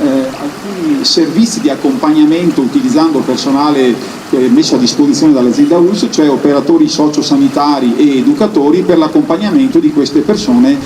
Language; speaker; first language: Italian; native; Italian